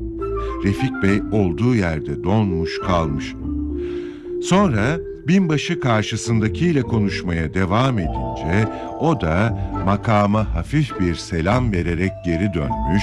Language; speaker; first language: Turkish; native; Turkish